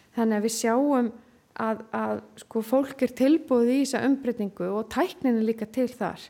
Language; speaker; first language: Icelandic; native; Icelandic